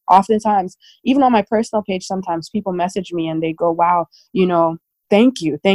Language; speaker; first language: English; native; English